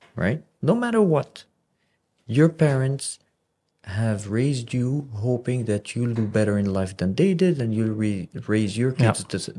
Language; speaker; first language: English; non-native, fluent; Arabic